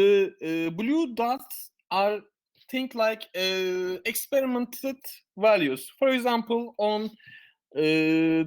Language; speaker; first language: English; non-native, fluent; Turkish